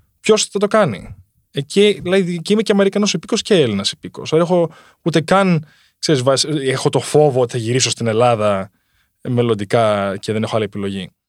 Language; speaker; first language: Greek; early bilingual, heritage; Greek